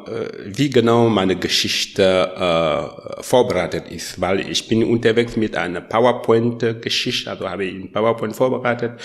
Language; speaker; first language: German; non-native, learner; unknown